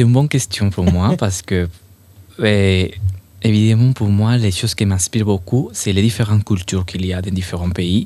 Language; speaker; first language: French; non-native, fluent; Spanish